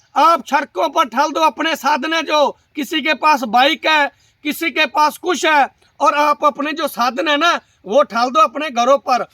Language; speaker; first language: Hindi; non-native, local second language; Punjabi